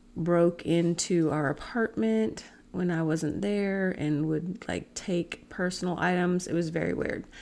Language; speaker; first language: English; native; English